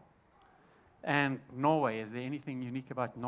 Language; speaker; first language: English; native; English